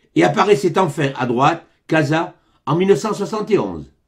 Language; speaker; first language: French; native; French